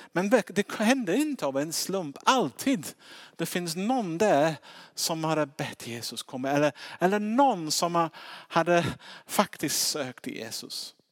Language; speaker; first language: Swedish; non-native, fluent; English